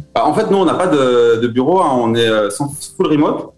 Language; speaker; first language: French; native; French